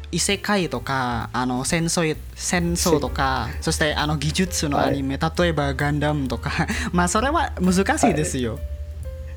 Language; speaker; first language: Japanese; non-native, learner; Indonesian